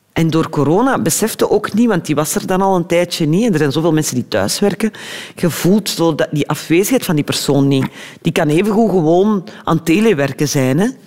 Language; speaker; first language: Dutch; early bilingual, other home language; Turkish